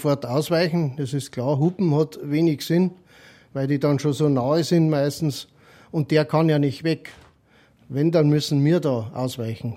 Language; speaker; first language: German; native; German